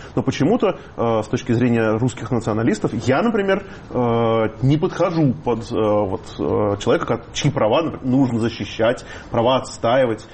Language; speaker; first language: Russian; native; Russian